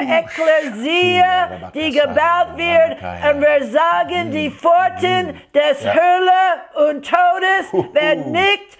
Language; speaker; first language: German; non-native, fluent; English